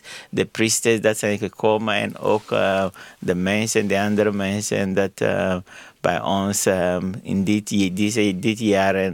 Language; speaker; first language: Dutch; non-native, learner; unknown